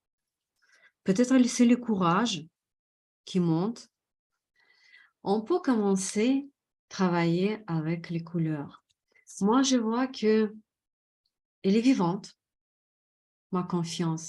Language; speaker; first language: French; non-native, fluent; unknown